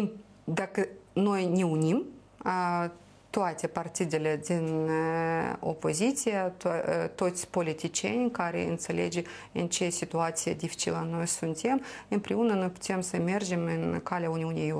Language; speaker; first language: Romanian; non-native, local second language; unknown